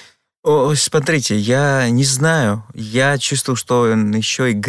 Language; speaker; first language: Russian; non-native, fluent; Greek